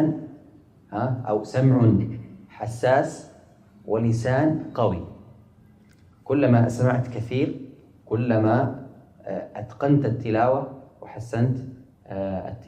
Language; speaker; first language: Arabic; native; Arabic